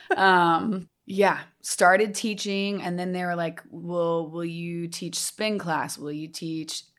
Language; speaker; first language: English; native; English